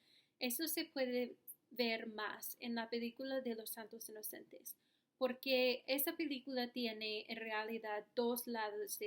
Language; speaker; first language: Spanish; non-native, learner; English